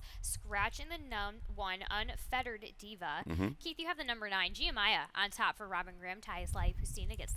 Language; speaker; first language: English; native; English